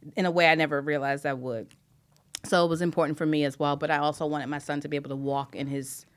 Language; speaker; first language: English; early bilingual, other home language; Yoruba